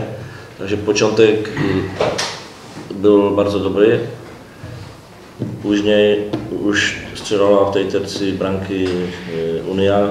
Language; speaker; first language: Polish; non-native, learner; Czech